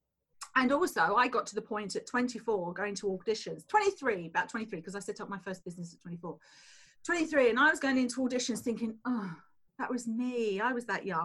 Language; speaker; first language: English; native; English